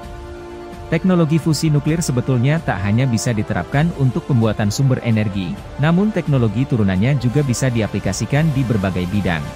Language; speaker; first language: Indonesian; native; Indonesian